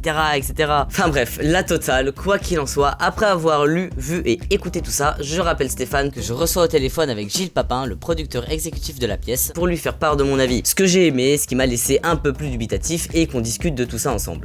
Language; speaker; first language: French; native; French